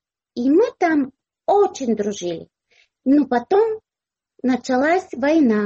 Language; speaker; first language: Russian; non-native, local second language; Azerbaijani